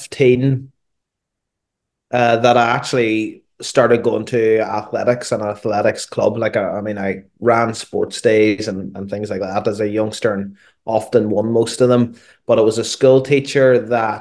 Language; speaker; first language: English; native; English